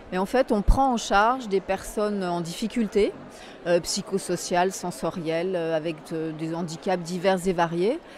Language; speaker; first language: French; native; French